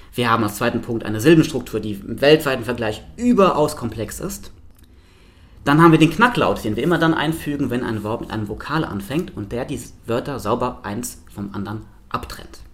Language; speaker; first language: German; non-native, local second language; Luxembourgish